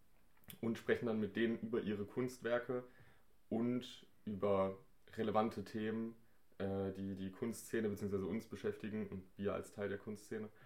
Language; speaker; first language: German; native; German